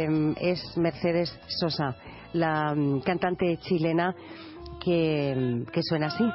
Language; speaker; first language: Spanish; native; Spanish